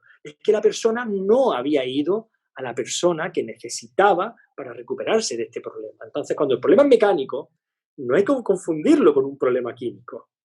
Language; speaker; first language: Spanish; native; Spanish